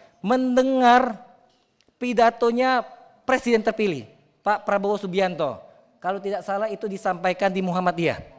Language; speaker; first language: Indonesian; native; Indonesian